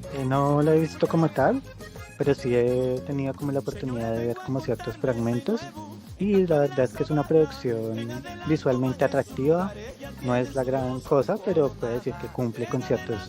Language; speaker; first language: Spanish; native; Spanish